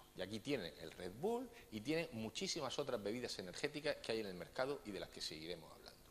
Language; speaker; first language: Spanish; native; Spanish